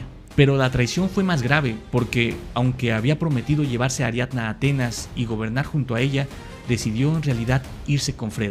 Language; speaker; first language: Spanish; native; Spanish